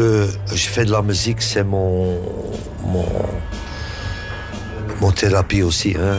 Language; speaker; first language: French; non-native, local second language; Dutch